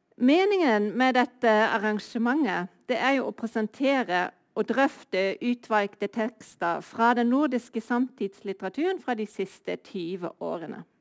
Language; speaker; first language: Norwegian; native; Norwegian